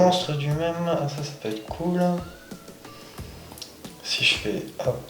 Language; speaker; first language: French; native; French